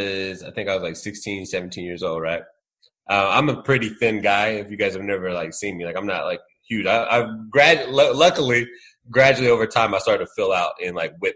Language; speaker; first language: English; native; English